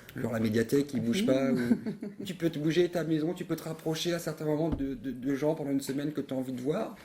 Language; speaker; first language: French; native; French